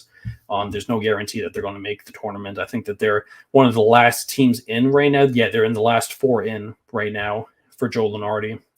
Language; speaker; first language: English; native; English